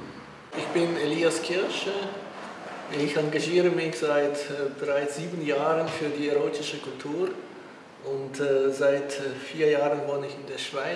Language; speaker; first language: German; non-native, fluent; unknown